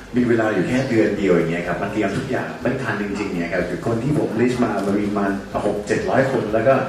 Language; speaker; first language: Thai; non-native, fluent; Danish